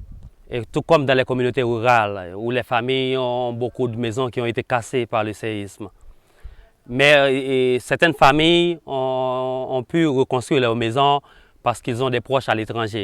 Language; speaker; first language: French; non-native, local second language; Haitian Creole